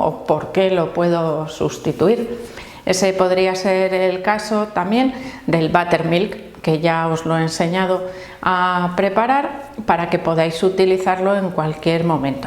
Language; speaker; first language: Spanish; native; Spanish